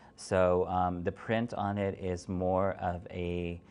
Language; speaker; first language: English; native; English